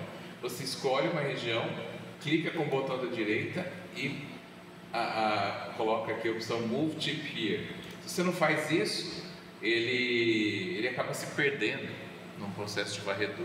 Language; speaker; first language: Portuguese; native; Portuguese